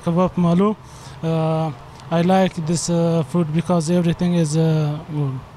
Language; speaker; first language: English; non-native, learner; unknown